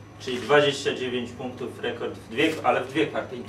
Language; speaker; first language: Polish; native; Polish